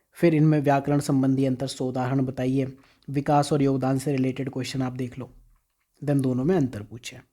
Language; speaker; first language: Hindi; native; Hindi